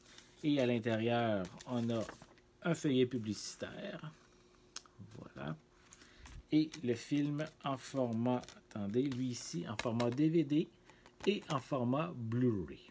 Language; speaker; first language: French; native; French